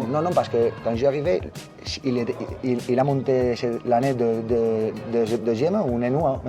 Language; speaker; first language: French; non-native, learner; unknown